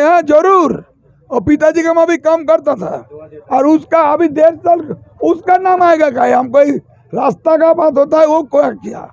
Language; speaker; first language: Hindi; non-native, local second language; Bangla